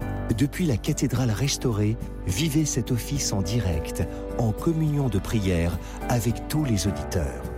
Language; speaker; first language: French; native; French